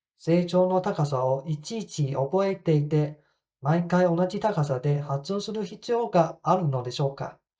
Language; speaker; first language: Japanese; non-native, fluent; Cantonese